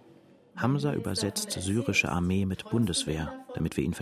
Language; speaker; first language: German; native; German